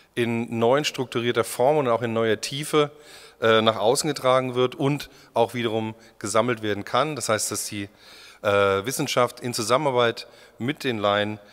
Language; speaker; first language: German; native; German